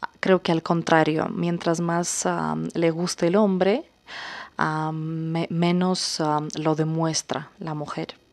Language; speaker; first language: Spanish; non-native, fluent; Russian